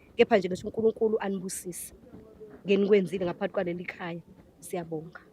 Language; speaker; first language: Zulu; native; Zulu